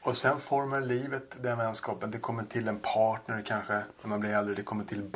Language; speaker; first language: Swedish; native; Swedish